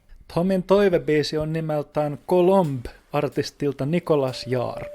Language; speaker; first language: Finnish; native; Finnish